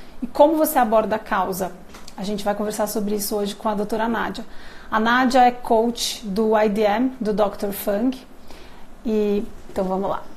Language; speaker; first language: Portuguese; native; Portuguese